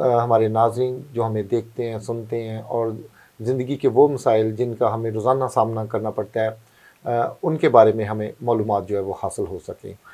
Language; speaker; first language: Urdu; non-native, local second language; Punjabi